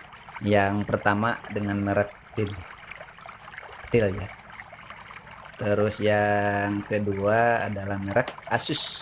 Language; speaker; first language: Indonesian; non-native, local second language; Sundanese